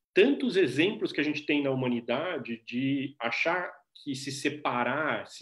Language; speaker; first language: Portuguese; native; Portuguese